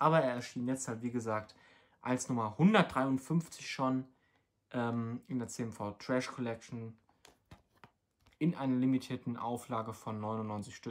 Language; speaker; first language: German; native; German